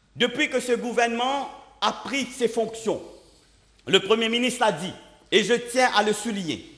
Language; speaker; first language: French; non-native, local second language; Morisyen